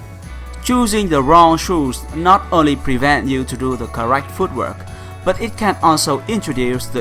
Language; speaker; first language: English; non-native, fluent; Vietnamese